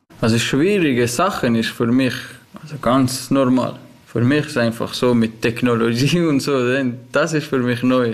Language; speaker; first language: German; non-native, learner; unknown